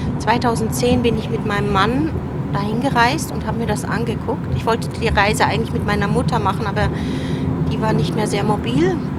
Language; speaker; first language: German; early bilingual, other home language; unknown